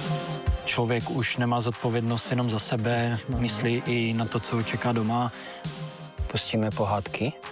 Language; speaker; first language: Czech; native; Czech